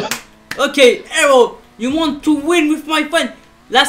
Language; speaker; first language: English; non-native, learner; French